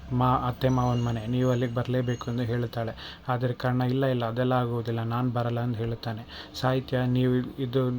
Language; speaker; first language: Kannada; native; Kannada